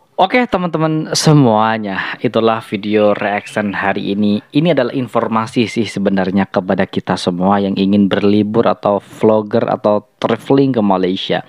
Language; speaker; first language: Indonesian; native; Indonesian